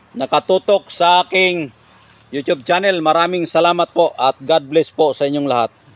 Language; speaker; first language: Filipino; non-native, local second language; Cebuano